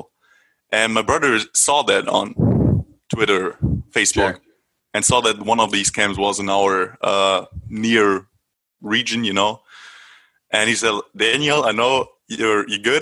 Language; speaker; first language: English; non-native, fluent; German